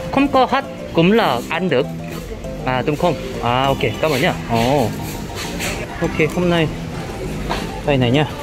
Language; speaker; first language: Vietnamese; non-native, learner; Korean